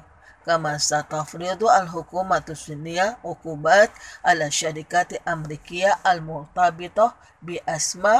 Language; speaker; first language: Arabic; non-native, fluent; Indonesian